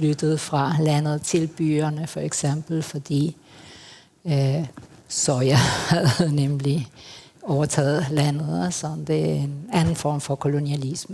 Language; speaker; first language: Danish; non-native, fluent; Spanish